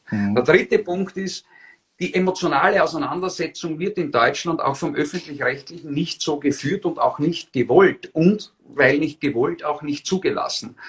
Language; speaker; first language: German; native; German